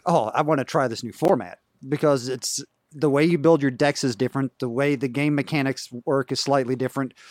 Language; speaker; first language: English; native; English